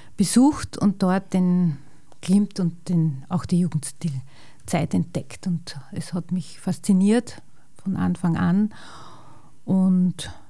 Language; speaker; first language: German; native; German